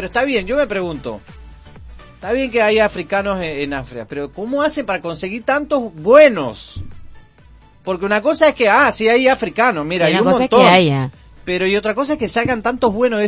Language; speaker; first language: Spanish; native; Spanish